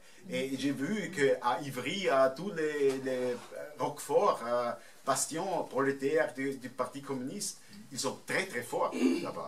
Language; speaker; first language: French; non-native, fluent; German